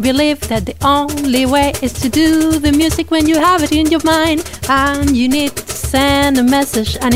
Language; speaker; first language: English; non-native, fluent; Spanish